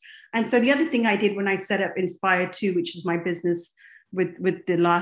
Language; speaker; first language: English; native; English